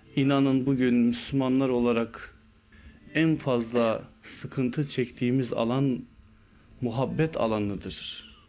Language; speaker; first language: Turkish; native; Turkish